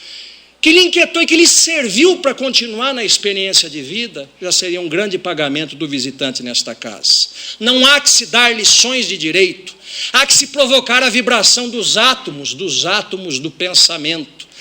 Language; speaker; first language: Portuguese; native; Portuguese